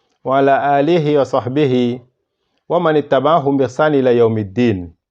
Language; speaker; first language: Arabic; non-native, fluent; Yoruba